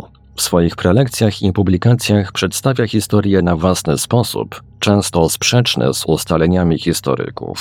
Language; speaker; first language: Polish; native; Polish